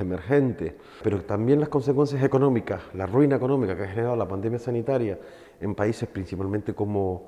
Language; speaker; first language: Spanish; native; Spanish